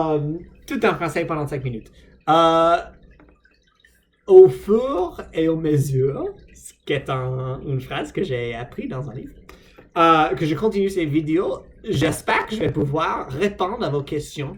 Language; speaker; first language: French; non-native, fluent; English